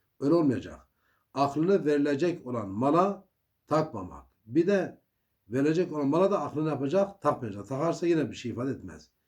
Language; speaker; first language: Turkish; native; Turkish